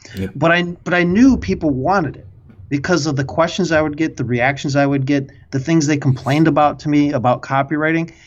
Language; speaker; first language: English; native; English